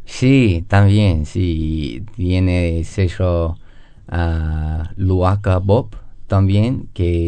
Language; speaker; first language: Spanish; non-native, learner; English